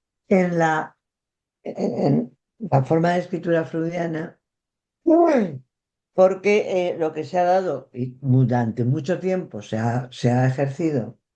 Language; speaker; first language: Spanish; native; Spanish